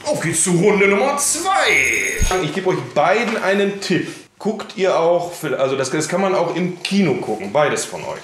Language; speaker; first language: German; native; German